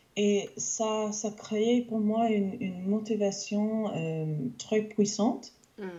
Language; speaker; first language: French; non-native, fluent; English